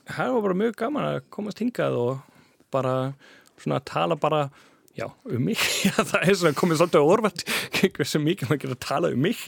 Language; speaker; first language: Icelandic; non-native, fluent; German